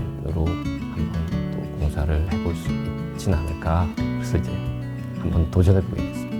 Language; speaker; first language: Korean; native; Korean